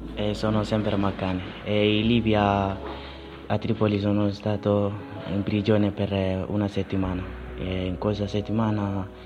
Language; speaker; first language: Italian; non-native, learner; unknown